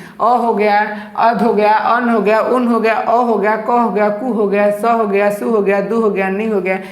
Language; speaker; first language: Hindi; native; Hindi